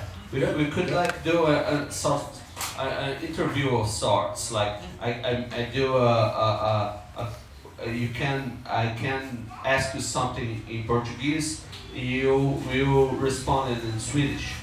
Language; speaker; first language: English; non-native, fluent; Portuguese